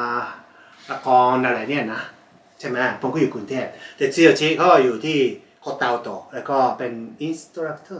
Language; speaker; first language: Thai; non-native, fluent; Japanese